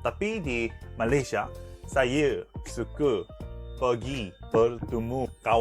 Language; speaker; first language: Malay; non-native, learner; English